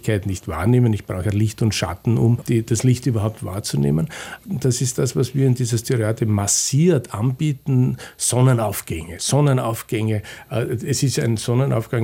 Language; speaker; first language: German; native; German